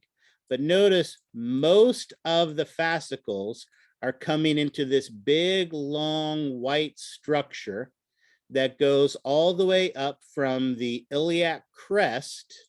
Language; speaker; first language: English; native; English